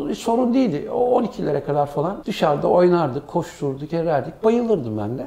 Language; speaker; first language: Turkish; early bilingual, heritage; Turkish